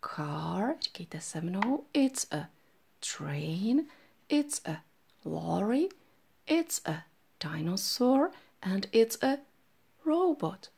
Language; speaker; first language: English; non-native, fluent; Czech